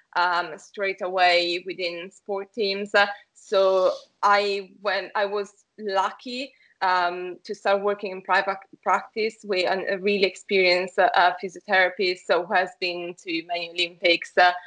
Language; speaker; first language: English; non-native, fluent; Italian